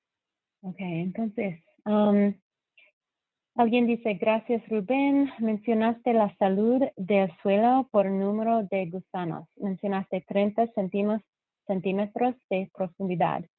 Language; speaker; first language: Spanish; non-native, fluent; English